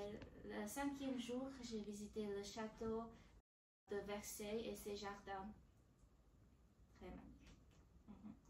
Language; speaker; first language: French; non-native, learner; Chinese